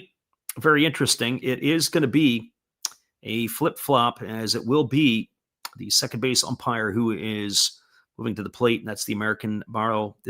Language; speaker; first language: English; native; English